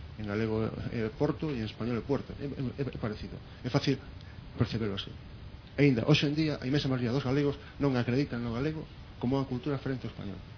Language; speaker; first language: Galician; non-native, local second language; Spanish